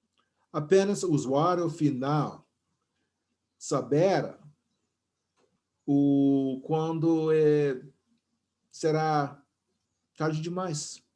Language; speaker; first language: Portuguese; non-native, fluent; English